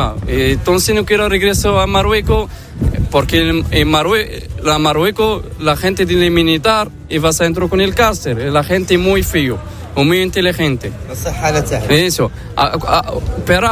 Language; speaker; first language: Spanish; non-native, learner; Arabic